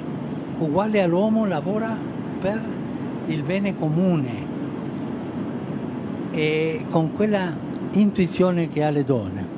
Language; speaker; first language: Italian; non-native, fluent; Spanish